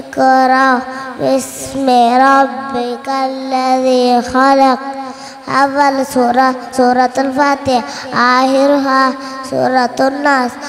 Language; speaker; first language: Arabic; non-native, learner; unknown